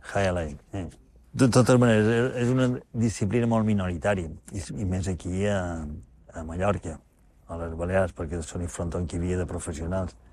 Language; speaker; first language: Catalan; native; Catalan